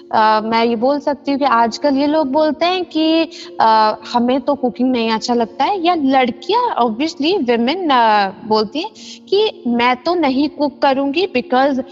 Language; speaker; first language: Hindi; non-native, local second language; Assamese